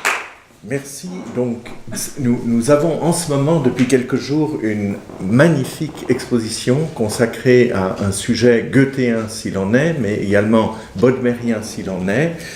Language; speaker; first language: French; native; French